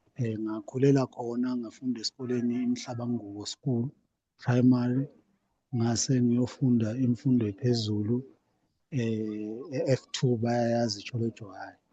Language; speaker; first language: Zulu; native; Zulu